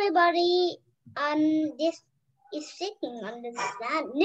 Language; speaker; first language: English; non-native, learner; Vietnamese